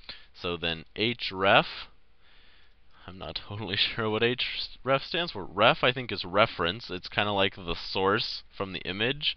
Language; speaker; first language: English; native; English